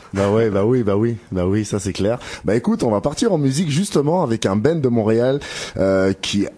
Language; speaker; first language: French; native; French